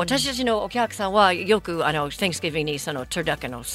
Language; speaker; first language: Japanese; non-native, fluent; English